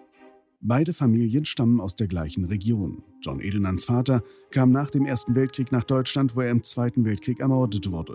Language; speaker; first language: German; native; German